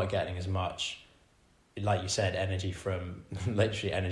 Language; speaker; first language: English; native; English